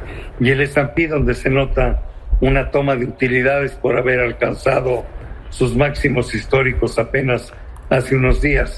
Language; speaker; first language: Spanish; native; Spanish